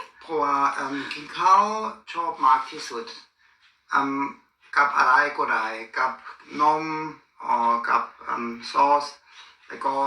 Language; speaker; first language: Thai; non-native, learner; German